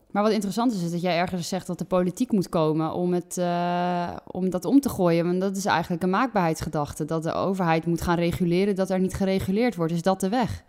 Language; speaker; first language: Dutch; native; Dutch